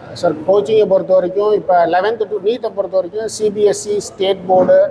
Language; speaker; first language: Tamil; native; Tamil